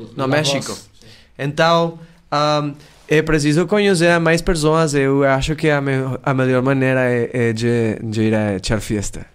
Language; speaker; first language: Portuguese; non-native, learner; Spanish